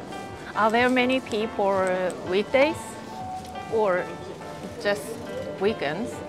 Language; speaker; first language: English; non-native, learner; Japanese